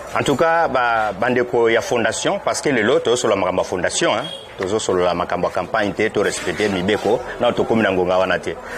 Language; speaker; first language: Lingala; native; Lingala